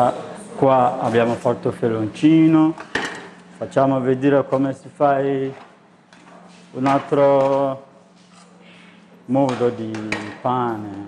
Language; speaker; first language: Italian; non-native, learner; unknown